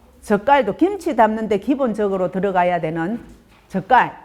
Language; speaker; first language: Korean; native; Korean